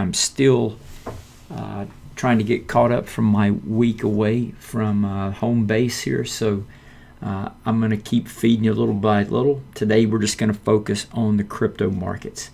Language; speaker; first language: English; native; English